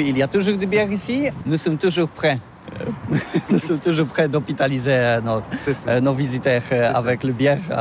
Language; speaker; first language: French; non-native, learner; Polish